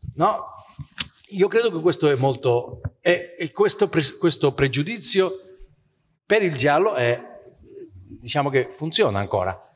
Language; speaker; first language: Italian; non-native, fluent; Spanish